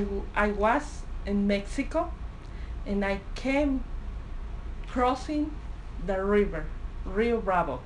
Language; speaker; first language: English; non-native, learner; Spanish